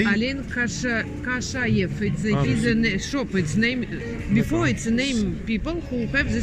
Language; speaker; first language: English; non-native, learner; Russian